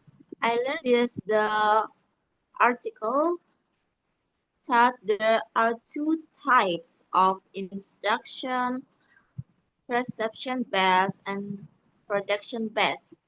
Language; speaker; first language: English; non-native, learner; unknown